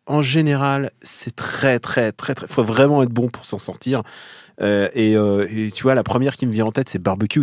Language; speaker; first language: French; native; French